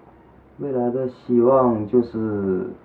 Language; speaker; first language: Chinese; native; Chinese